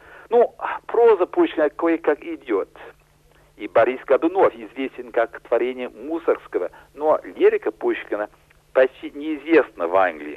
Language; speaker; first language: Russian; non-native, fluent; English